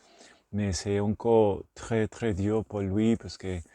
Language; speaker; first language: French; non-native, learner; Spanish